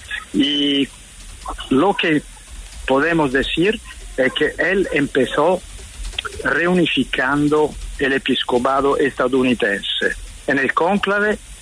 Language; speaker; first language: Spanish; non-native, fluent; Italian